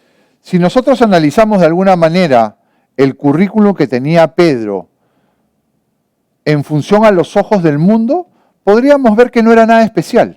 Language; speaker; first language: Spanish; native; Spanish